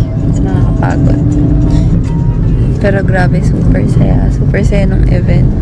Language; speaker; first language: Filipino; native; Filipino